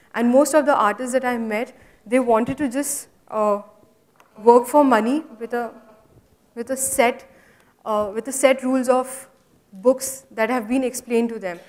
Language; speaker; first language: English; non-native, local second language; Hindi